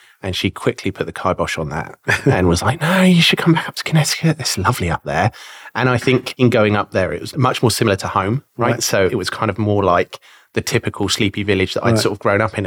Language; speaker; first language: English; native; English